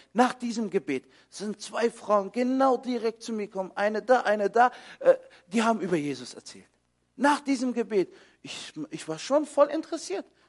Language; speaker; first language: German; early bilingual, other home language; Kurdish